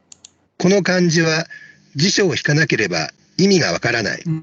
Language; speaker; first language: Japanese; non-native, learner; Indonesian